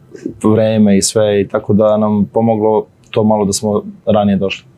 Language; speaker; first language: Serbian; early bilingual, heritage; Serbian